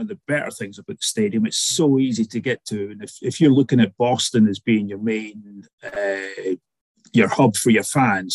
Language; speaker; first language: English; native; English